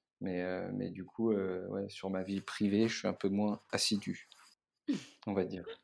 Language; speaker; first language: French; native; French